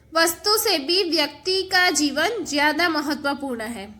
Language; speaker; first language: Hindi; non-native, local second language; Gujarati